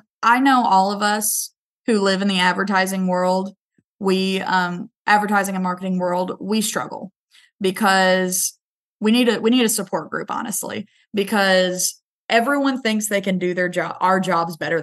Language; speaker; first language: English; native; English